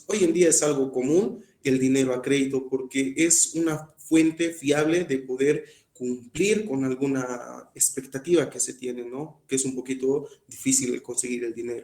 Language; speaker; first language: Spanish; native; Spanish